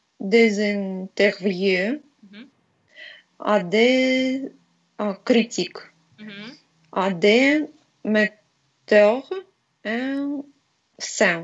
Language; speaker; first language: French; non-native, learner; Russian